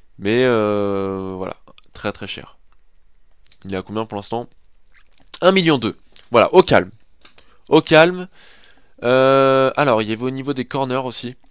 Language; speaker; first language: French; native; French